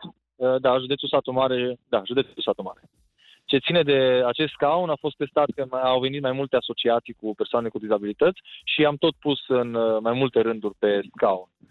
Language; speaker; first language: Romanian; native; Romanian